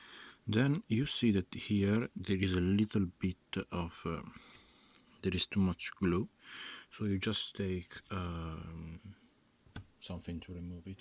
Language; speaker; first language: English; non-native, fluent; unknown